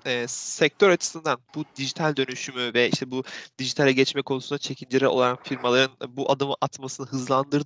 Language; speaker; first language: Turkish; native; Turkish